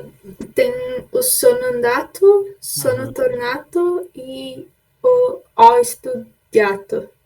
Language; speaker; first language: Italian; non-native, learner; Portuguese